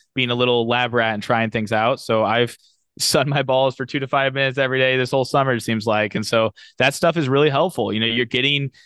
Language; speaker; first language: English; native; English